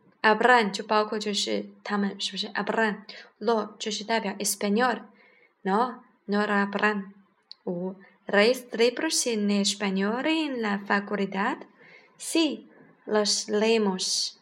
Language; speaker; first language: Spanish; non-native, learner; Chinese